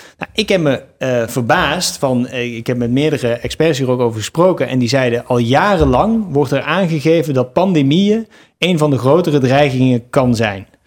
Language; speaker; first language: Dutch; native; Dutch